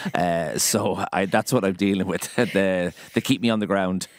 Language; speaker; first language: English; native; English